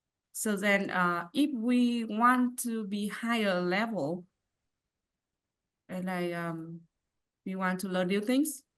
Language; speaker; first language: English; non-native, learner; Vietnamese